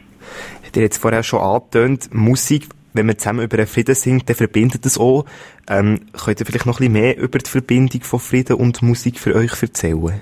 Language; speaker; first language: German; native; German